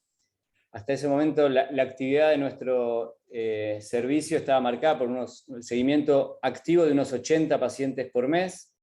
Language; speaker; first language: Spanish; native; Spanish